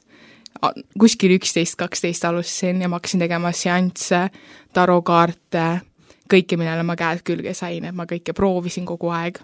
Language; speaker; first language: Estonian; early bilingual, heritage; Estonian